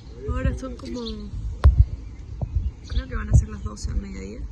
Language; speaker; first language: Spanish; native; Spanish